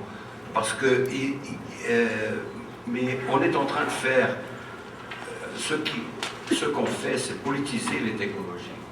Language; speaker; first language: French; non-native, fluent; Portuguese